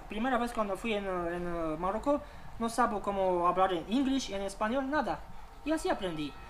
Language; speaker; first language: Spanish; non-native, learner; Romanian